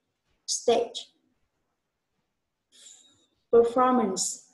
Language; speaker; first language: English; non-native, learner; Vietnamese